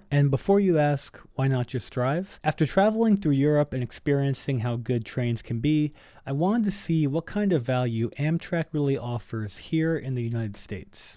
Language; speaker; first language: English; native; English